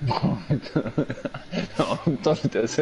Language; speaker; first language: French; native; French